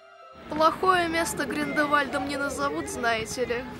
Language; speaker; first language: Russian; native; Russian